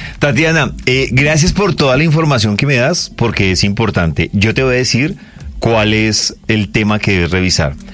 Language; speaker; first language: Spanish; native; Spanish